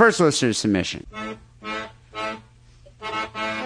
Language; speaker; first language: English; native; English